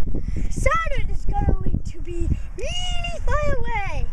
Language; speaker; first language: English; native; English